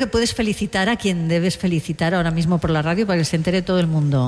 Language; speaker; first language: Spanish; non-native, local second language; Catalan